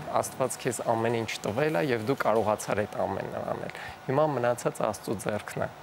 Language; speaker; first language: Armenian; native; Armenian